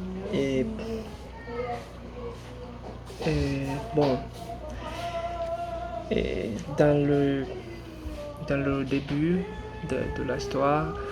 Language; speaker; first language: French; non-native, learner; Portuguese